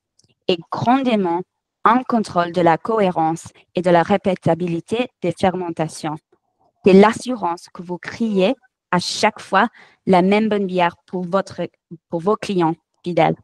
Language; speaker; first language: French; non-native, fluent; English